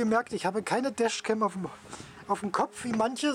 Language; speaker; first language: German; native; German